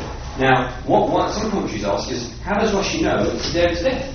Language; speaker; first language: English; native; English